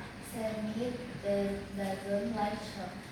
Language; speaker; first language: English; non-native, learner; Indonesian